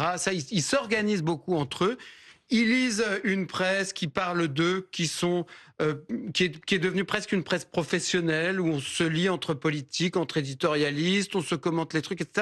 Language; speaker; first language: French; native; French